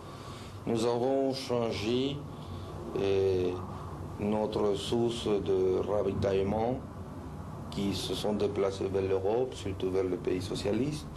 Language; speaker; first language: French; non-native, local second language; Spanish